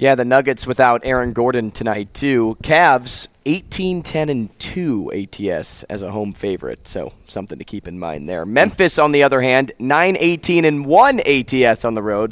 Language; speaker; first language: English; native; English